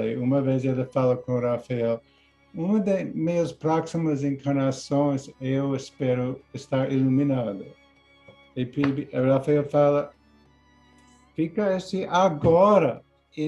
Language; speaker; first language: Portuguese; non-native, learner; English